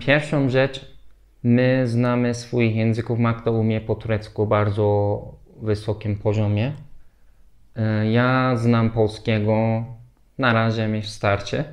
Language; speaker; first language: Polish; non-native, learner; Turkish